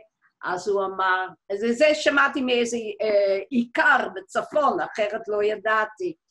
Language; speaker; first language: Hebrew; non-native, fluent; Dutch